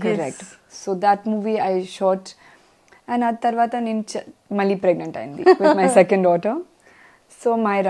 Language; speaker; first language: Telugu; non-native, learner; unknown